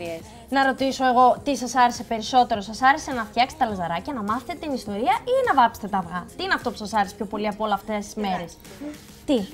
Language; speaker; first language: Greek; native; Greek